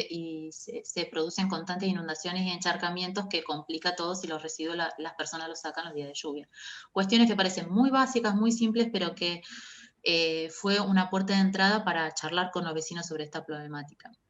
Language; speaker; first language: Spanish; native; Spanish